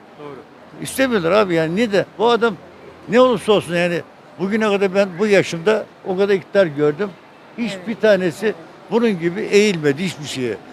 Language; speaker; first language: Turkish; native; Turkish